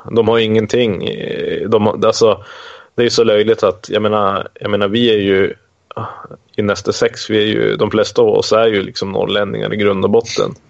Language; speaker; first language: Swedish; native; Swedish